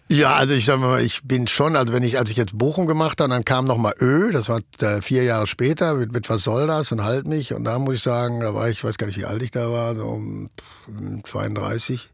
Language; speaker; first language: German; native; German